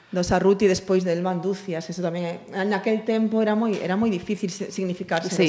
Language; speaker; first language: Galician; non-native, local second language; Spanish